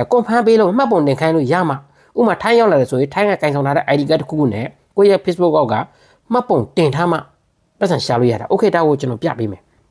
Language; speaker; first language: Burmese; native; Burmese